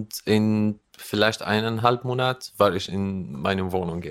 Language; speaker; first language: German; non-native, learner; Arabic